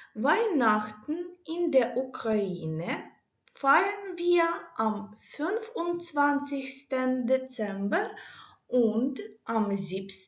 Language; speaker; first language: German; non-native, fluent; Ukrainian